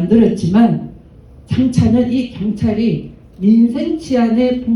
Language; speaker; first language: Korean; native; Korean